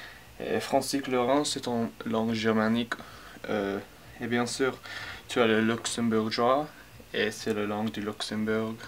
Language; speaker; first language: French; non-native, learner; English